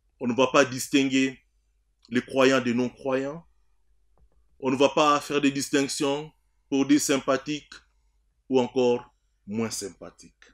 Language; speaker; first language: French; non-native, local second language; Swahili